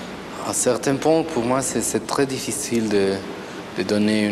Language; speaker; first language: French; non-native, fluent; Spanish